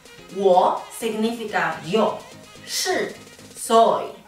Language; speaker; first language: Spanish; non-native, fluent; Chinese